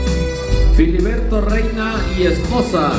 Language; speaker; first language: Spanish; native; Spanish